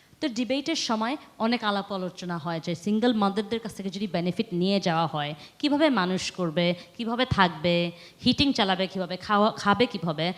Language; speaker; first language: Bangla; early bilingual, heritage; Bangla